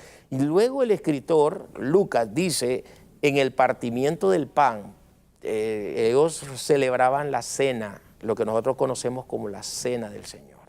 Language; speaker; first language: Spanish; native; Spanish